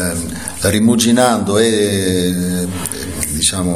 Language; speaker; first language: Italian; native; Italian